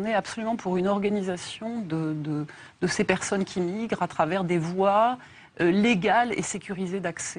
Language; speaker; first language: French; native; French